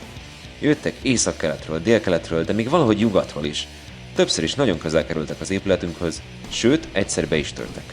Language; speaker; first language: Hungarian; native; Hungarian